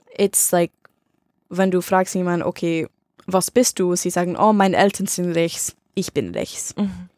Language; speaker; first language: German; non-native, learner; English